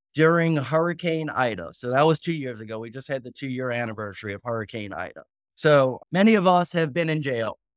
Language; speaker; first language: English; native; English